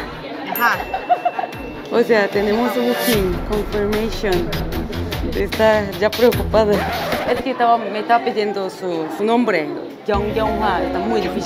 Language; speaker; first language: Spanish; non-native, fluent; Korean